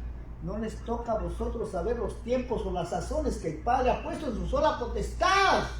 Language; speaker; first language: Spanish; native; Spanish